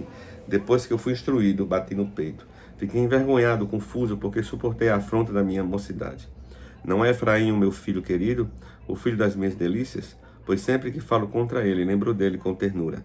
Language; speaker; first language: Portuguese; native; Portuguese